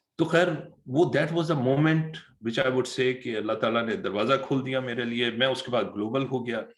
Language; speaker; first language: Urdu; native; Urdu